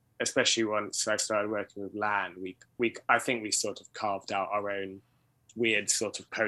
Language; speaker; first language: English; native; English